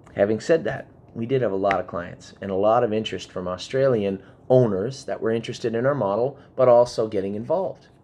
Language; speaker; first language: English; native; English